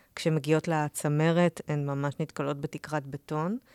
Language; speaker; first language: Hebrew; native; Hebrew